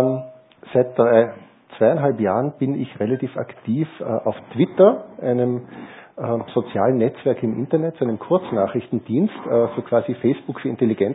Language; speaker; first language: German; native; German